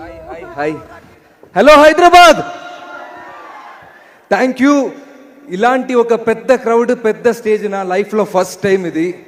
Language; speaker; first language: Telugu; non-native, learner; Malayalam